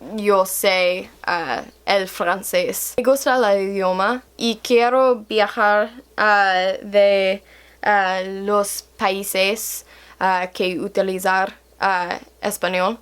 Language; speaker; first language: Spanish; non-native, learner; English